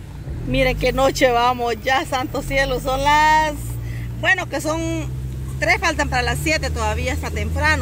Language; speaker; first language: Spanish; native; Spanish